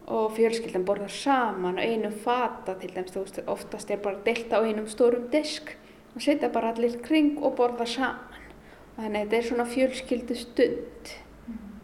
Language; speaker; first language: Icelandic; early bilingual, other home language; Amharic